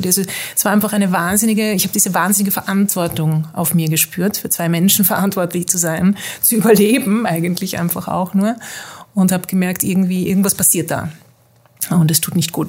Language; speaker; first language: German; early bilingual, heritage; German